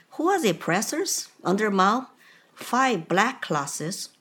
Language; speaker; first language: English; non-native, fluent; Chinese